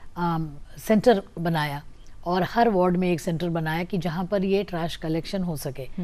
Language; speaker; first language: Hindi; native; Hindi